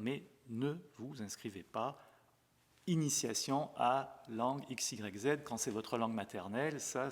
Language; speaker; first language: French; native; French